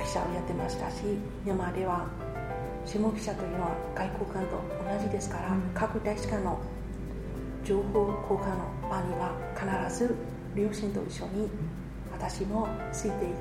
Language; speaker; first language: Japanese; non-native, fluent; Burmese